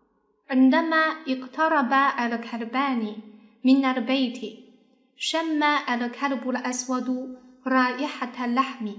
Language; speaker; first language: Arabic; non-native, fluent; Chinese